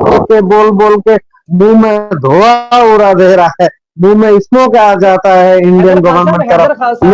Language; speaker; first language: Hindi; non-native, fluent; Bangla